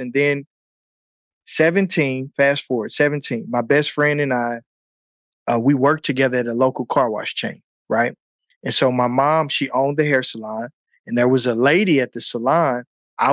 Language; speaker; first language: English; native; English